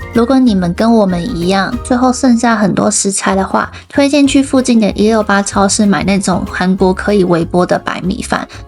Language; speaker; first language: Chinese; native; Chinese